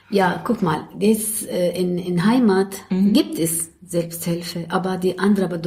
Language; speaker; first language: German; non-native, learner; Arabic